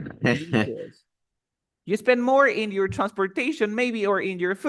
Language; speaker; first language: English; non-native, fluent; Spanish